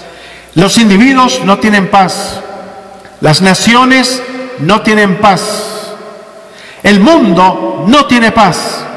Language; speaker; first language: Spanish; native; Spanish